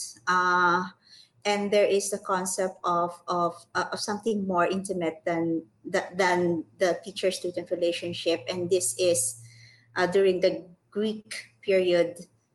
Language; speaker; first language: English; non-native, local second language; Filipino